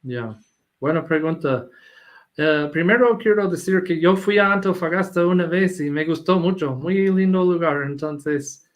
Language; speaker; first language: Spanish; non-native, fluent; English